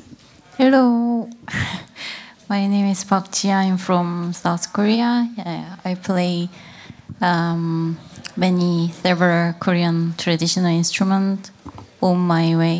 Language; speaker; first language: English; non-native, learner; Korean